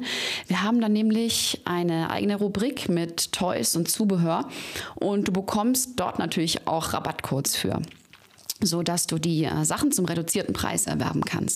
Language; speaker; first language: German; native; German